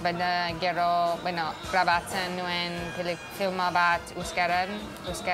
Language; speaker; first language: Basque; non-native, learner; English